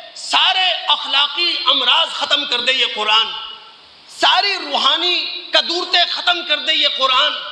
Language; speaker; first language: Urdu; native; Urdu